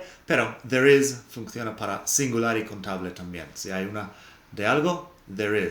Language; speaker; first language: Spanish; non-native, fluent; English